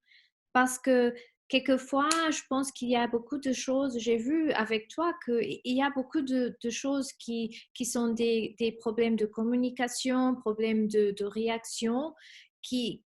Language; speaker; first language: French; non-native, fluent; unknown